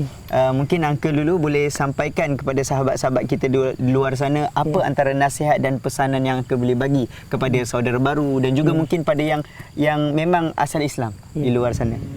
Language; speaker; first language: Malay; native; Malay